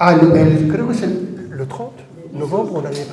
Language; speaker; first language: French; non-native, fluent; Spanish